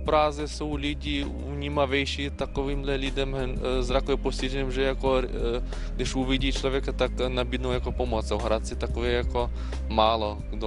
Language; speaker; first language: Czech; non-native, learner; Ukrainian